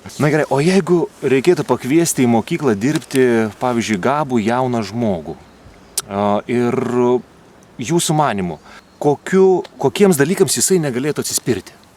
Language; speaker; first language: Lithuanian; native; Lithuanian